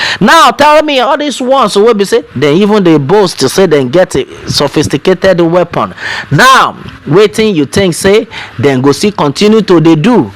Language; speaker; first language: Nigerian Pidgin; non-native, local second language; Yoruba